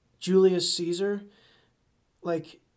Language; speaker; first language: English; native; English